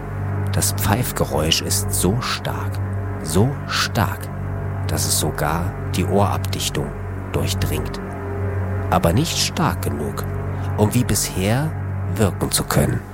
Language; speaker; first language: German; native; German